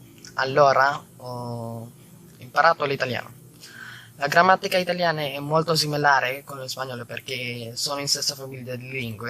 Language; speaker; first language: Italian; non-native, learner; Filipino